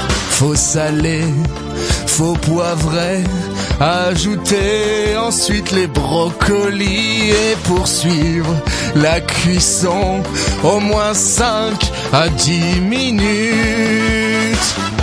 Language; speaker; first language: French; native; French